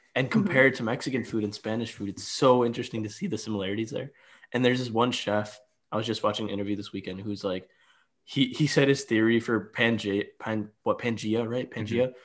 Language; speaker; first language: English; early bilingual, other home language; Hindi